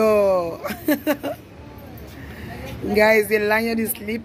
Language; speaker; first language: English; non-native, learner; French